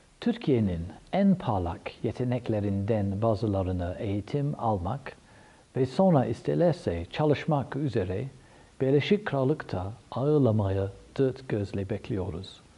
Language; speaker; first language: Turkish; non-native, fluent; English